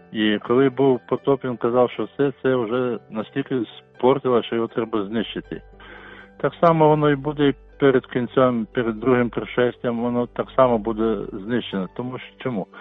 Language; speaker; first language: Ukrainian; non-native, local second language; Russian